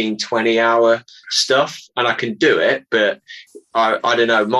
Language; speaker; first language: English; native; English